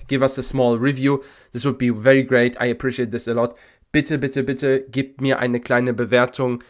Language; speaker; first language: German; native; German